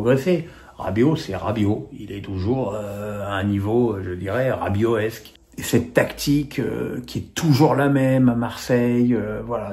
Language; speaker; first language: French; native; French